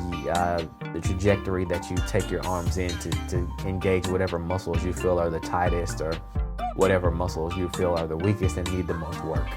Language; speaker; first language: English; native; English